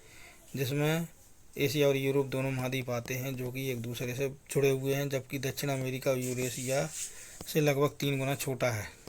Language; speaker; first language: Hindi; native; Hindi